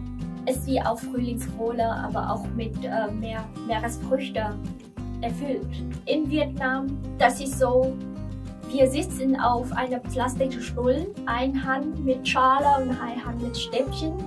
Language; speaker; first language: German; non-native, learner; Vietnamese